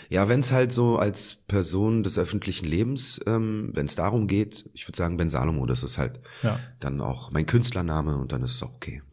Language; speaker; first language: German; native; German